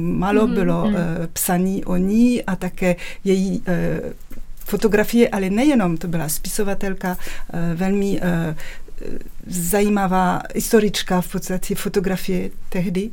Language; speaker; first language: Czech; non-native, fluent; French